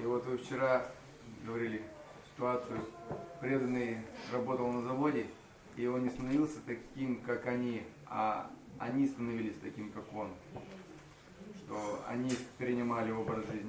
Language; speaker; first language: Russian; native; Russian